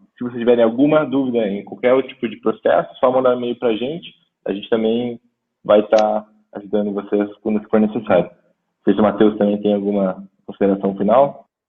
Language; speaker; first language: Portuguese; native; Portuguese